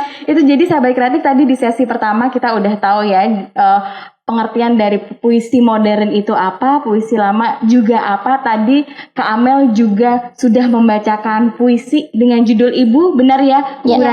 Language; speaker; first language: Indonesian; native; Indonesian